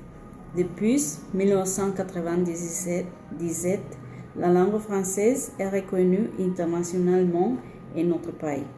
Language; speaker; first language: French; non-native, learner; Spanish